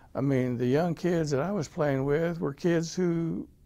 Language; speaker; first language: English; native; English